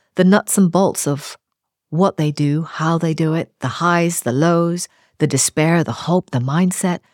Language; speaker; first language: English; native; English